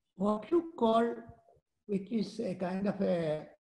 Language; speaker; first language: English; non-native, local second language; Gujarati